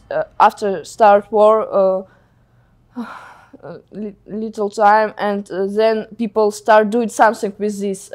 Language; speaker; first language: English; non-native, learner; Ukrainian